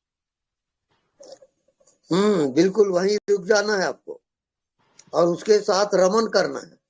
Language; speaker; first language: Hindi; native; Hindi